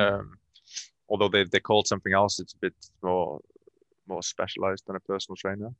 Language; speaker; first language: English; native; English